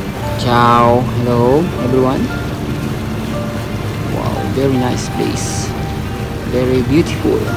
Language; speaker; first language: English; non-native, local second language; Filipino